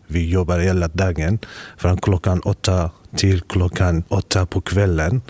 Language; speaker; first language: Swedish; non-native, learner; Kurdish